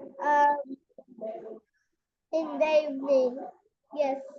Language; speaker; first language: English; non-native, learner; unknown